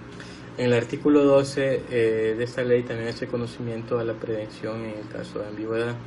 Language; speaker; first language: Spanish; native; Spanish